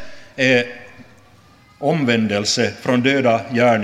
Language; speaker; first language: Swedish; non-native, local second language; Finnish